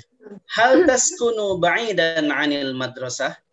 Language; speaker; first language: Arabic; non-native, fluent; Indonesian